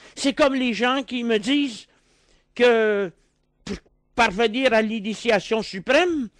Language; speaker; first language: French; native; French